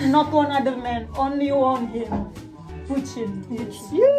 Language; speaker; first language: English; non-native, learner; Indonesian